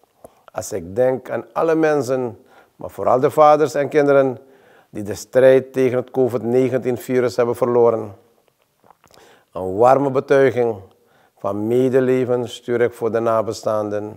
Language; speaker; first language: Dutch; native; Dutch